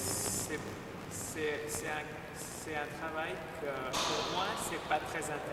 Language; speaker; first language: French; non-native, fluent; Spanish